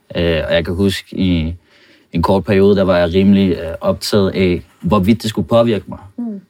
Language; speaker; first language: Danish; non-native, fluent; Norwegian